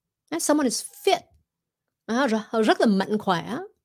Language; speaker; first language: Vietnamese; early bilingual, heritage; Vietnamese